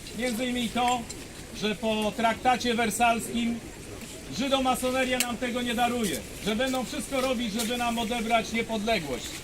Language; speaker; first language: Polish; native; Polish